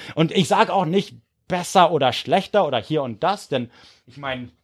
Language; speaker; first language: German; non-native, fluent; English